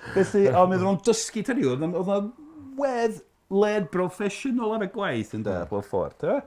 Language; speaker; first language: Welsh; non-native, fluent; English